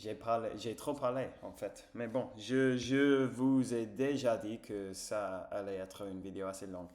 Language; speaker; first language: French; non-native, fluent; English